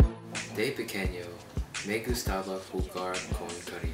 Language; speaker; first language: Spanish; non-native, learner; English